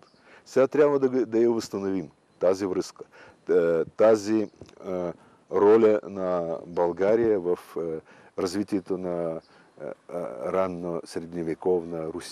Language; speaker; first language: Bulgarian; non-native, fluent; Russian